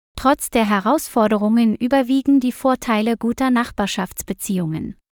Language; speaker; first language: German; non-native, learner; Vietnamese